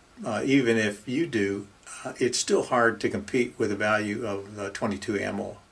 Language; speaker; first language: English; native; English